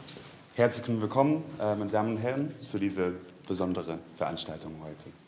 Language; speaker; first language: German; non-native, fluent; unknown